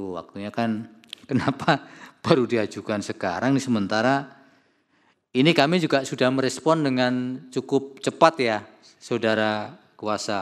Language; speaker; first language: Indonesian; native; Indonesian